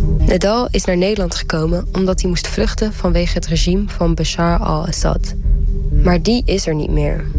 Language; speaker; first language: Dutch; early bilingual, heritage; Dutch